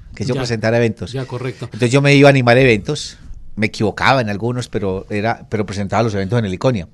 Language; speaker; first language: Spanish; native; Spanish